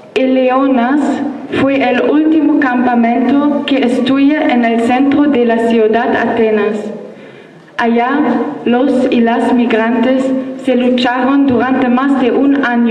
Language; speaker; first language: Spanish; non-native, learner; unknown